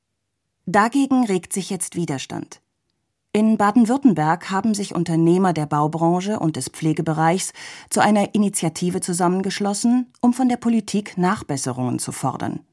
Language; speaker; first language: German; native; German